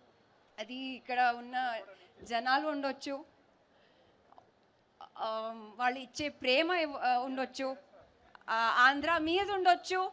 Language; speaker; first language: Telugu; non-native, learner; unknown